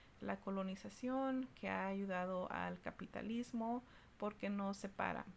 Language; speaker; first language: Spanish; early bilingual, heritage; Spanish